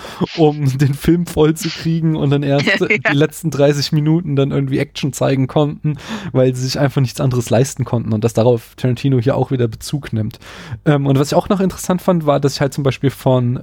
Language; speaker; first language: German; native; German